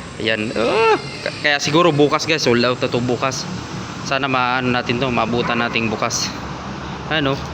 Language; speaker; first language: Filipino; native; Filipino